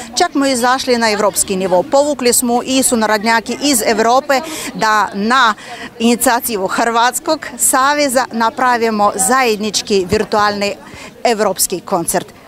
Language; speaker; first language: Croatian; non-native, fluent; Russian